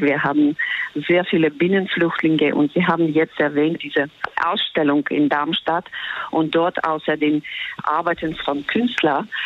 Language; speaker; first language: German; non-native, fluent; Ukrainian